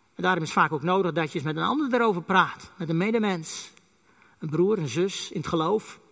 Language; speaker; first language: Dutch; non-native, local second language; Western Frisian